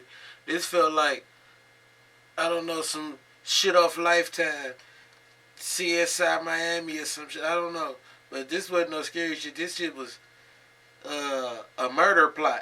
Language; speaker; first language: English; native; English